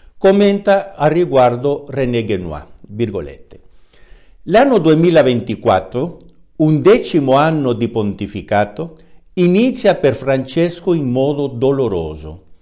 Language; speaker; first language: Italian; non-native, fluent; Spanish